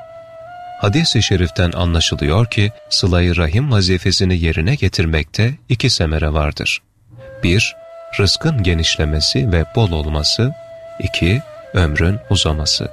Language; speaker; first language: Turkish; native; Turkish